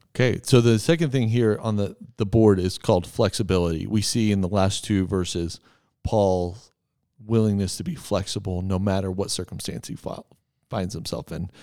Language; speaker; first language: English; native; English